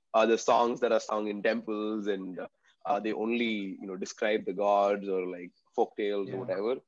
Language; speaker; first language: English; non-native, local second language; Tamil